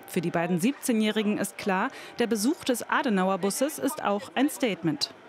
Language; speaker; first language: German; native; German